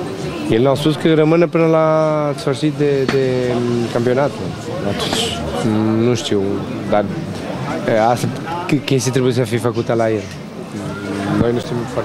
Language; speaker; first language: Romanian; non-native, learner; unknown